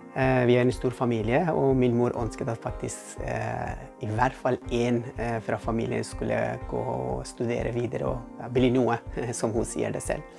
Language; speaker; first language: Norwegian; non-native, fluent; Persian